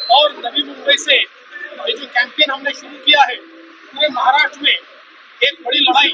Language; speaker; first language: Hindi; non-native, local second language; Marathi